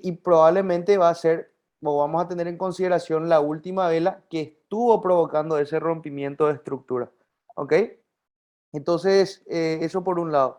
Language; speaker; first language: Spanish; native; Spanish